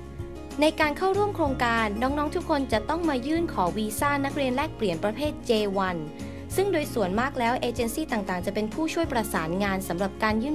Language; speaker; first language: Thai; native; Thai